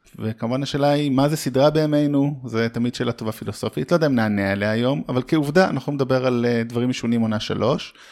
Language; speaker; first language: Hebrew; early bilingual, heritage; Hebrew